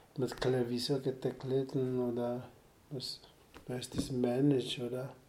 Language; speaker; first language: German; non-native, learner; Sherpa